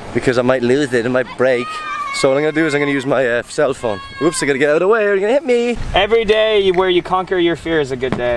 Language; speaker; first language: English; native; English